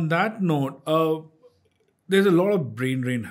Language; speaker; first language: English; non-native, local second language; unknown